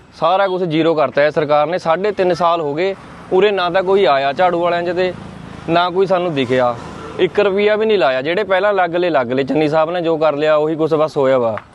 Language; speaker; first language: Punjabi; native; Punjabi